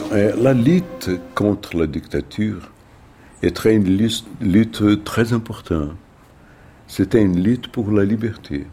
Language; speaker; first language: French; non-native, fluent; Portuguese